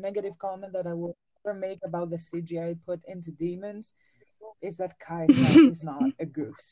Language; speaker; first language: English; non-native, fluent; Greek